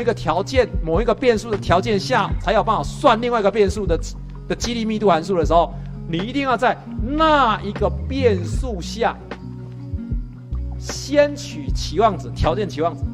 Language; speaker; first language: Chinese; native; Chinese